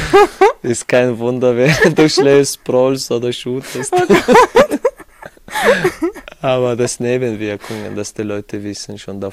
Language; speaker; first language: German; non-native, fluent; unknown